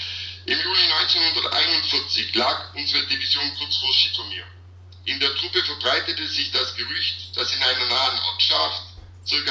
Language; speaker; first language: German; native; German